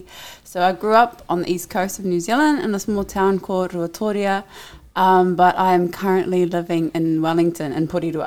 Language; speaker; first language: English; native; English